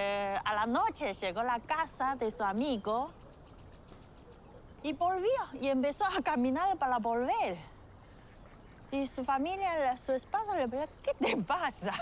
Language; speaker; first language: Spanish; non-native, fluent; Chinese